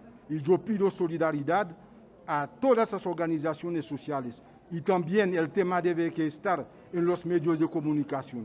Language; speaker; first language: Spanish; non-native, fluent; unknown